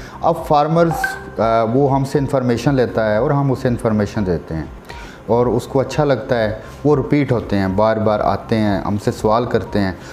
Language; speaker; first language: Urdu; non-native, local second language; Punjabi